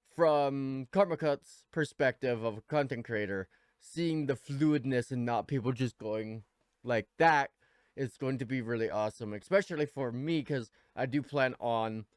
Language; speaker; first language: English; native; English